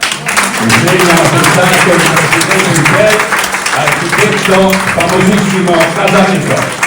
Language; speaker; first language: Italian; native; Italian